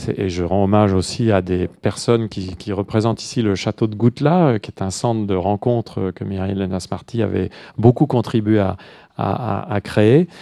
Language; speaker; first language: French; native; French